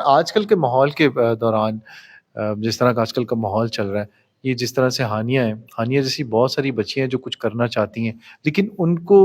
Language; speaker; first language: Urdu; native; Urdu